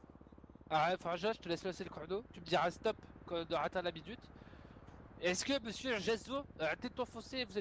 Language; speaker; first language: French; native; French